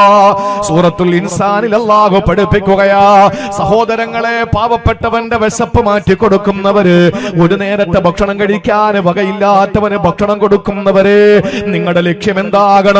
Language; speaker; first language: Malayalam; native; Malayalam